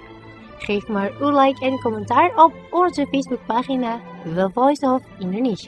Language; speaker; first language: Dutch; non-native, fluent; Indonesian